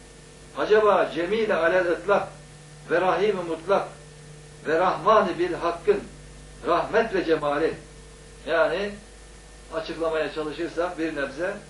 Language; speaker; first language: Turkish; native; Turkish